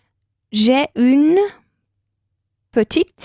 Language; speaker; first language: French; non-native, learner; Spanish